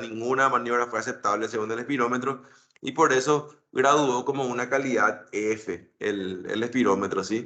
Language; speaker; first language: Spanish; native; Spanish